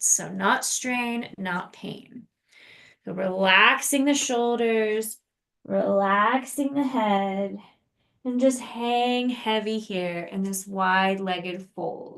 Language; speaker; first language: English; native; English